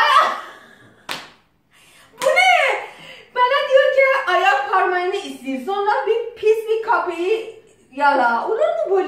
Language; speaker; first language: Turkish; non-native, learner; Azerbaijani